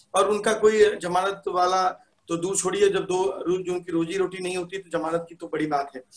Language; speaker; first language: Hindi; native; Hindi